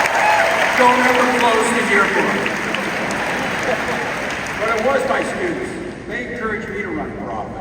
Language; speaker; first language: English; native; English